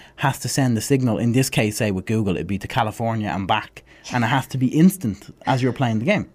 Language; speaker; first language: English; native; English